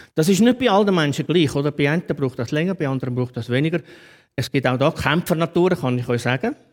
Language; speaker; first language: German; native; German